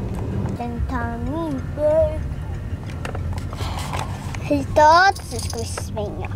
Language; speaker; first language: Swedish; non-native, learner; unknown